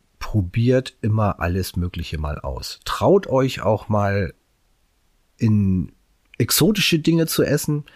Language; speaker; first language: German; native; German